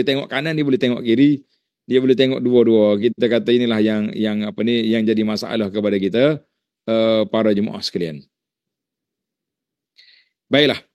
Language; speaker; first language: Malay; native; Malay